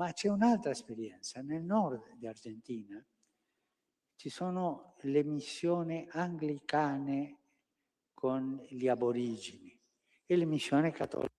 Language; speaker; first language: Italian; non-native, fluent; Spanish